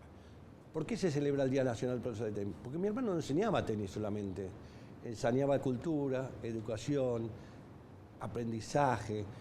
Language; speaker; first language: Spanish; native; Spanish